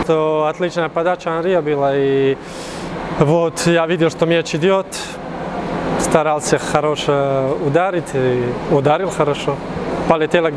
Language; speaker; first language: Russian; non-native, fluent; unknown